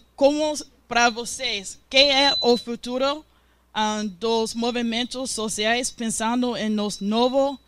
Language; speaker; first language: Portuguese; non-native, learner; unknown